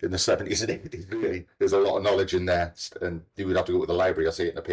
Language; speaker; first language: English; native; English